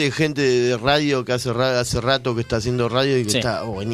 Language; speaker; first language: Spanish; native; Spanish